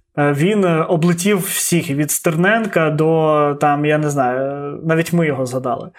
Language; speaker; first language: Ukrainian; non-native, local second language; Russian